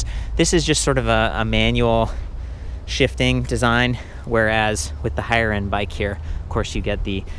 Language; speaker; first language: English; native; English